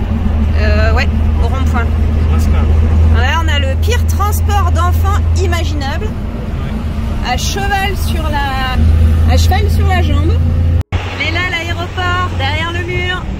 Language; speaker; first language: French; native; French